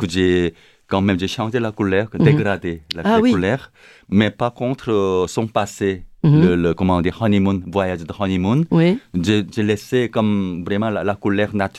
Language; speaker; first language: French; non-native, learner; Korean